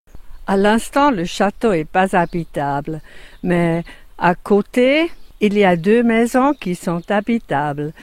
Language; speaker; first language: French; non-native, fluent; German